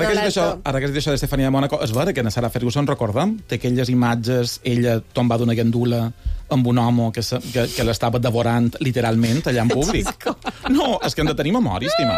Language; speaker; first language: Catalan; native; Catalan